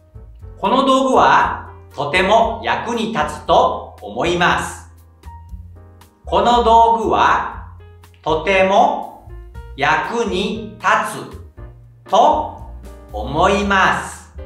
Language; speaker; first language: Japanese; non-native, fluent; Indonesian